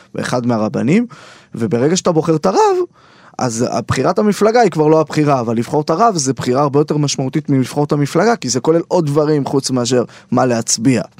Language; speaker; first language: Hebrew; native; Hebrew